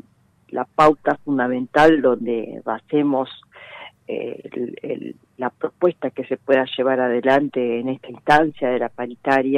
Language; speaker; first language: Spanish; native; Spanish